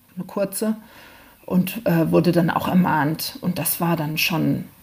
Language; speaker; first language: German; native; German